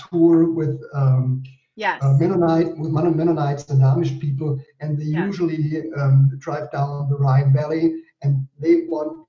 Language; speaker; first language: English; non-native, fluent; German